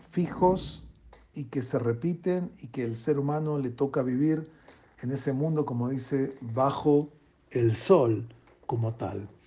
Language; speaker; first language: Spanish; native; Spanish